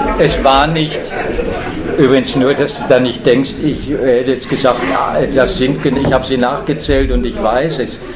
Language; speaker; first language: German; native; German